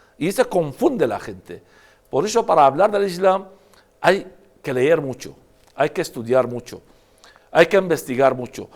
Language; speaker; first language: Spanish; non-native, fluent; Arabic